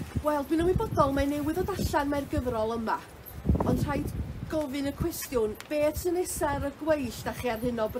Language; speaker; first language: Welsh; native; Welsh